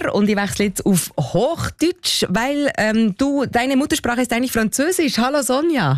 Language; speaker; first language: German; native; German